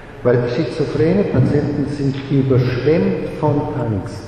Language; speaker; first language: German; non-native, fluent; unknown